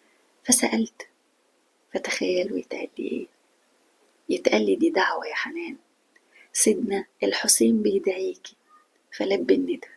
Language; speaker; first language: Arabic; native; Arabic